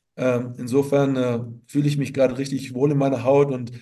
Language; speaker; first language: German; native; German